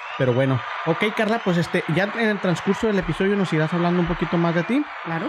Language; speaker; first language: Spanish; native; Spanish